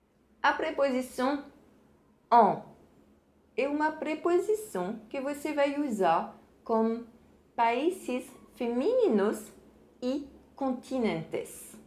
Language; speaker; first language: Portuguese; non-native, fluent; French